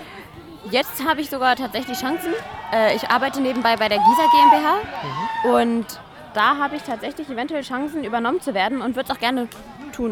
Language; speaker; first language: German; native; German